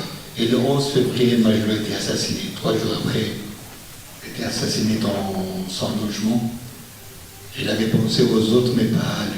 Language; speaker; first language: French; non-native, fluent; Persian